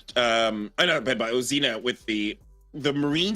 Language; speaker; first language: English; native; English